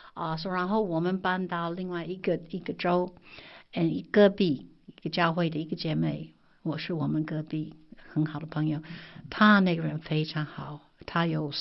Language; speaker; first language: Chinese; non-native, fluent; English